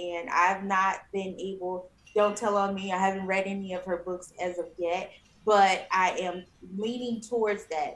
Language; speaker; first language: English; native; English